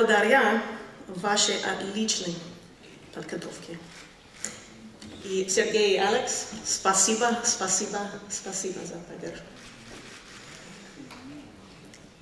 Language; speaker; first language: Russian; non-native, fluent; English